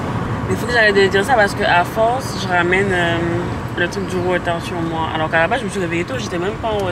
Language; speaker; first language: French; native; French